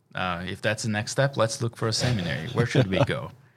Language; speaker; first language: English; non-native, fluent; Portuguese